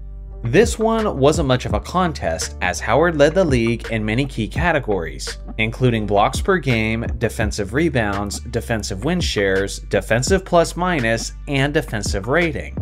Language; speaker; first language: English; native; English